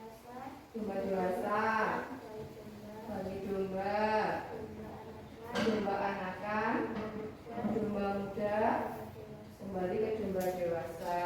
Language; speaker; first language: Malay; native; Malay